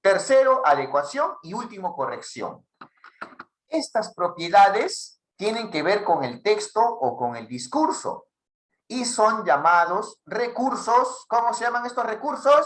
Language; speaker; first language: Spanish; native; Spanish